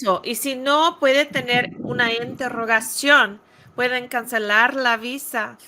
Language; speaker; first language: Spanish; non-native, fluent; English